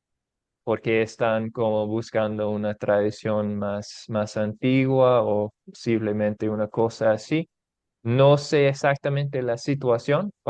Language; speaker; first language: Spanish; non-native, fluent; English